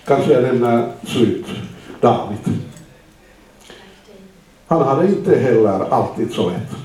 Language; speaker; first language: Swedish; non-native, fluent; Finnish